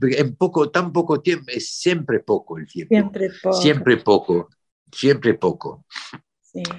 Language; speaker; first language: Spanish; non-native, fluent; French